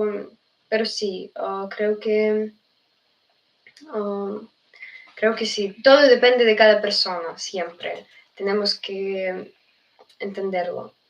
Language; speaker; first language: Spanish; non-native, fluent; Russian